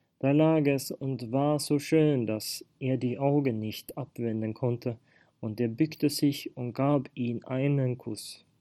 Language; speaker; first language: German; non-native, fluent; Swedish